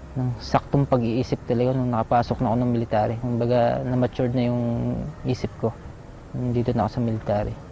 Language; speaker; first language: Filipino; native; Filipino